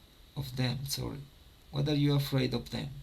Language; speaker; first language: English; non-native, fluent; Spanish